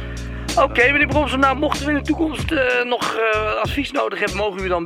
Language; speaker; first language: Dutch; native; Dutch